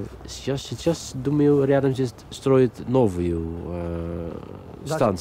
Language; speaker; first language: Russian; non-native, fluent; Dutch